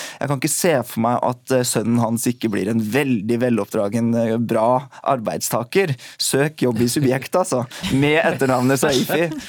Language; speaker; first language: Norwegian; early bilingual, other home language; Urdu